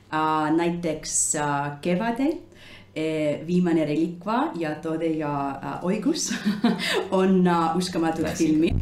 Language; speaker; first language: Estonian; non-native, learner; English